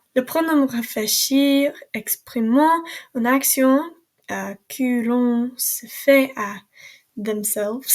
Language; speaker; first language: French; non-native, learner; English